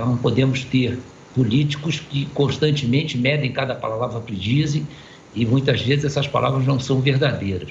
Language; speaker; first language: Portuguese; native; Portuguese